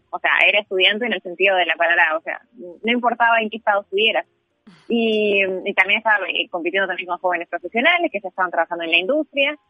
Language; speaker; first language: Spanish; native; Spanish